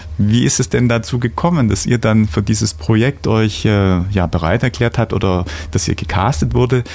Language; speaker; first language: German; native; German